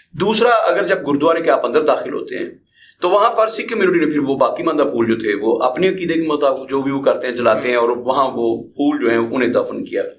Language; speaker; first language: Urdu; non-native, local second language; Punjabi